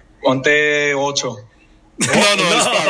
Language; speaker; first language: Spanish; early bilingual, heritage; English